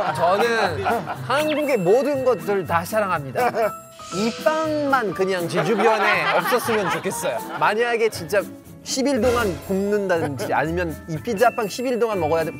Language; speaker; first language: Korean; non-native, fluent; French